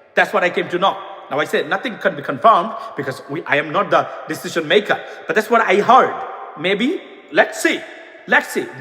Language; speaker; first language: English; non-native, local second language; Bangla